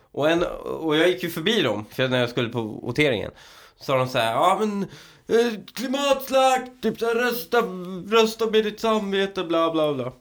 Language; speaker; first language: Swedish; early bilingual, other home language; Persian